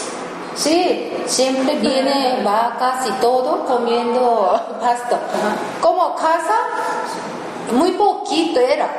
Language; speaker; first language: Spanish; non-native, learner; Japanese